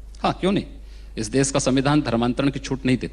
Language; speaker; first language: Hindi; native; Hindi